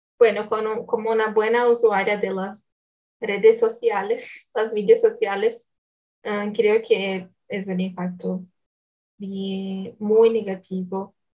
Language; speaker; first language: Spanish; non-native, learner; Portuguese